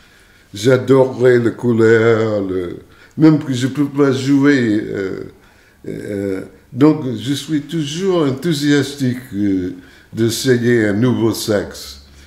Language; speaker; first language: French; non-native, fluent; English